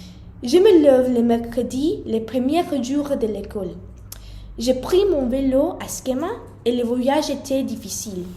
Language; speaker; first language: French; non-native, learner; English